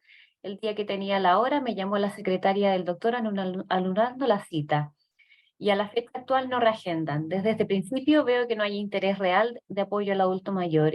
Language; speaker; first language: Spanish; native; Spanish